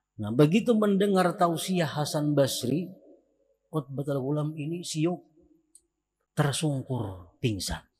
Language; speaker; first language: Indonesian; non-native, local second language; Banjar